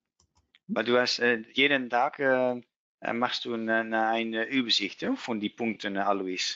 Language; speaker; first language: German; non-native, learner; Dutch